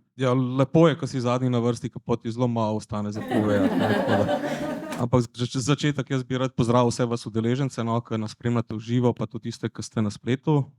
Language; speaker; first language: Slovenian; non-native, local second language; Bosnian